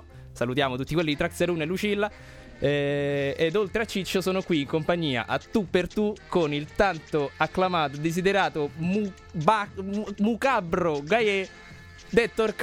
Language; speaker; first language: Italian; native; Italian